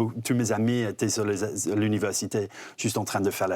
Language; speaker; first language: French; non-native, fluent; English